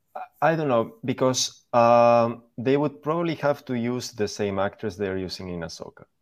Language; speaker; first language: English; non-native, fluent; Spanish